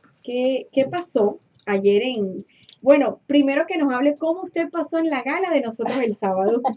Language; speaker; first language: Spanish; native; Spanish